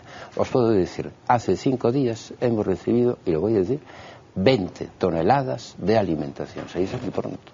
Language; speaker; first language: Spanish; native; Spanish